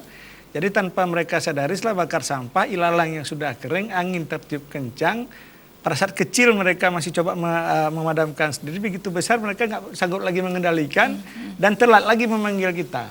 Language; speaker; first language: Malay; native; Malay